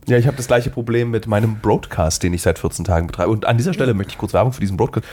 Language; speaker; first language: German; native; German